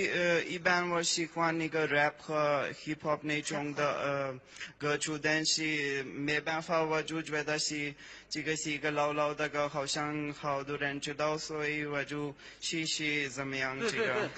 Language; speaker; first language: Chinese; non-native, fluent; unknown